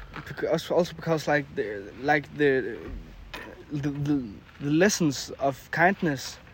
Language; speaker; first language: English; non-native, fluent; Danish